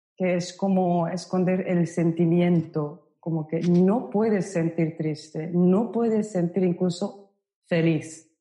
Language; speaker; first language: Spanish; non-native, fluent; Japanese